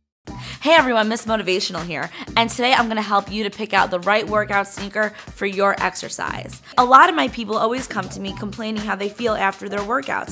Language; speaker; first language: English; native; English